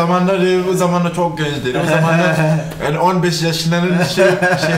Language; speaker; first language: Turkish; non-native, fluent; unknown